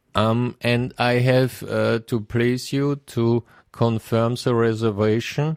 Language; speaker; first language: English; non-native, fluent; German